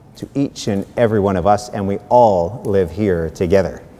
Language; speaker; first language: English; native; English